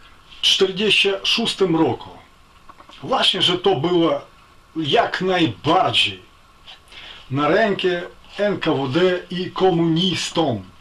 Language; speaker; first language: Polish; non-native, fluent; Ukrainian